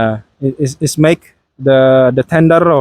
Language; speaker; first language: English; non-native, fluent; Balinese